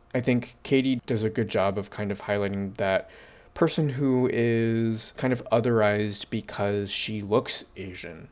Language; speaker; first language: English; early bilingual, other home language; Chinese